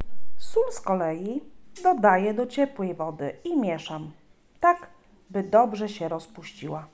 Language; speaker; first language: Polish; native; Polish